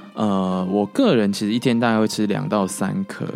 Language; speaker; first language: Chinese; native; Chinese